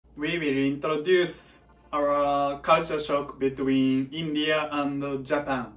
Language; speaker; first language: English; non-native, learner; Japanese